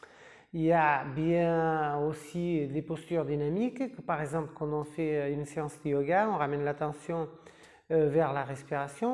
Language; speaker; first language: French; non-native, fluent; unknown